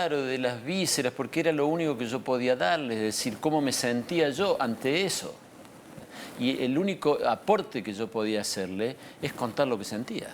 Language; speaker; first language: Spanish; native; Spanish